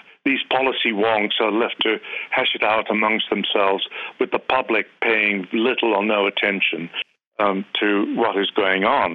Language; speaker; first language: English; native; English